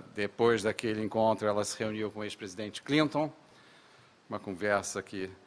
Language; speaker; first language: Portuguese; native; Portuguese